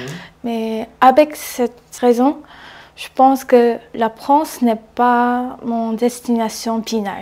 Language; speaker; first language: French; non-native, learner; Korean